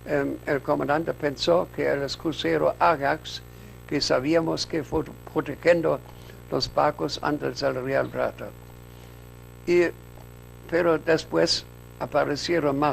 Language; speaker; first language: Spanish; non-native, fluent; German